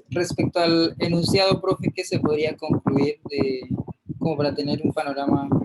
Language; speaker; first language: Spanish; native; Spanish